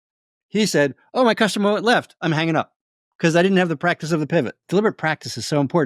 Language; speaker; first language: English; native; English